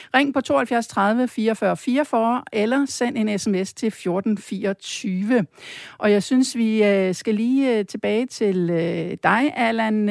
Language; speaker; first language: Danish; native; Danish